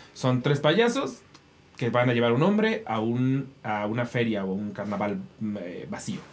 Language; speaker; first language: Spanish; native; Spanish